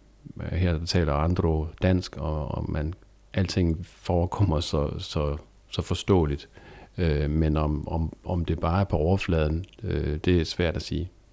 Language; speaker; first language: Danish; native; Danish